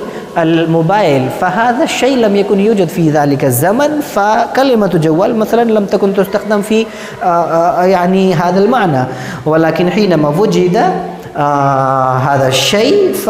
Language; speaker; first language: Arabic; non-native, fluent; Urdu